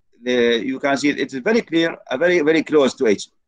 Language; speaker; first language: English; non-native, fluent; Arabic